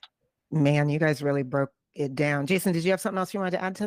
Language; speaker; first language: English; native; English